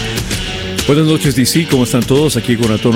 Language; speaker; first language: Spanish; early bilingual, heritage; Spanish